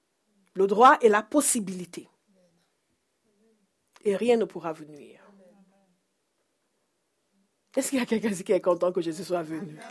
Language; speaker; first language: French; non-native, fluent; English